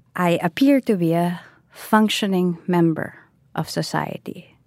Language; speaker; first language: English; non-native, local second language; Filipino